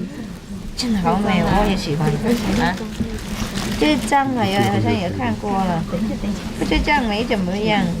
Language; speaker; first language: Chinese; non-native, fluent; Vietnamese